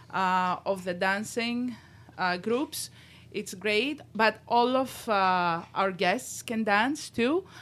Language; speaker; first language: English; non-native, fluent; Greek